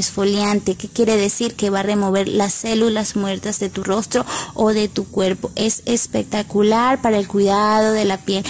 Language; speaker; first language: Spanish; native; Spanish